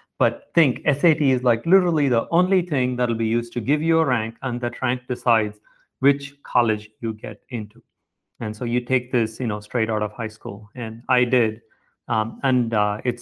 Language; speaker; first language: English; non-native, local second language; Tamil